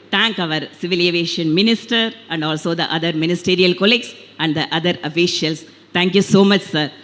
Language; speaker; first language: English; non-native, local second language; Tamil